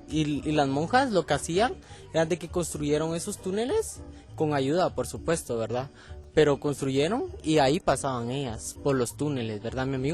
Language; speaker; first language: Spanish; native; Spanish